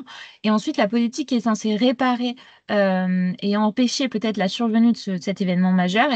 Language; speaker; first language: French; native; French